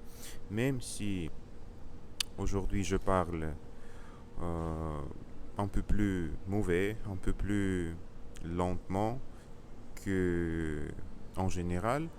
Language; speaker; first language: French; non-native, learner; Russian